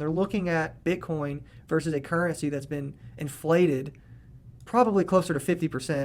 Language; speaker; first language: English; native; English